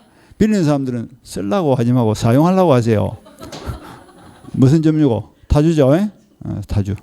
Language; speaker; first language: Korean; native; Korean